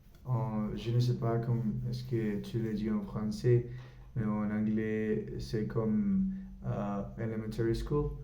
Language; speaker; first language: French; non-native, learner; Spanish